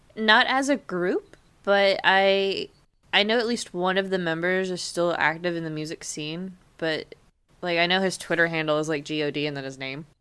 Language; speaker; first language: English; native; English